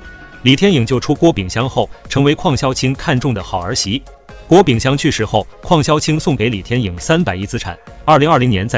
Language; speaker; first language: Chinese; native; Chinese